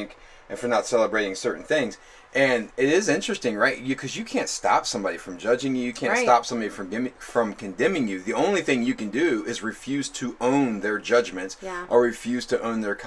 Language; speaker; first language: English; native; English